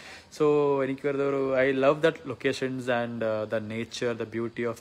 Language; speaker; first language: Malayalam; early bilingual, heritage; Malayalam